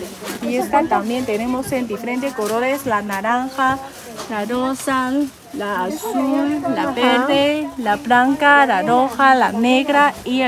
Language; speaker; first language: Spanish; non-native, learner; Chinese